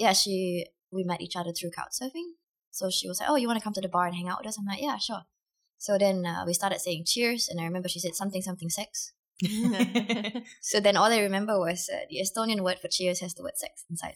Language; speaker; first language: English; native; English